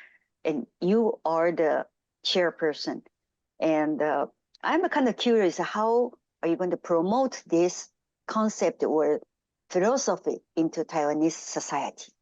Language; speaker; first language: English; non-native, fluent; Japanese